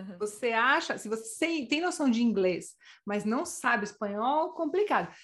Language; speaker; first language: Portuguese; native; Portuguese